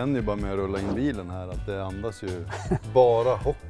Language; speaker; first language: Swedish; native; Swedish